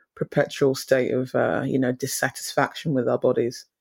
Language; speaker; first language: English; native; English